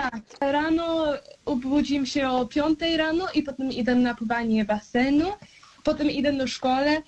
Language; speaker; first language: Polish; early bilingual, heritage; Polish